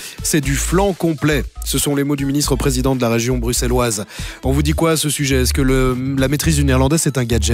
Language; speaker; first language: French; native; French